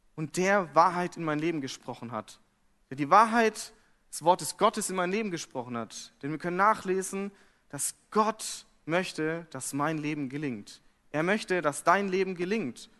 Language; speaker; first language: German; native; German